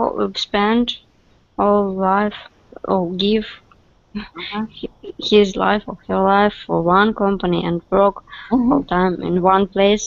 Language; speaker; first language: English; non-native, learner; Russian